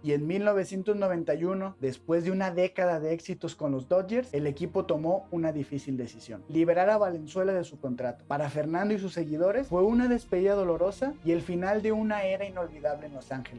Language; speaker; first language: Spanish; native; Spanish